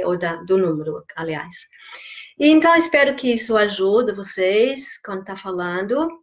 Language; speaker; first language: Portuguese; non-native, fluent; English